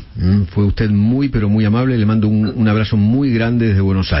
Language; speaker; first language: Spanish; native; Spanish